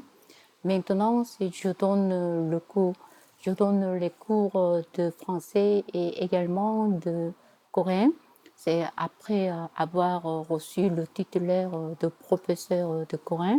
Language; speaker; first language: French; non-native, fluent; Korean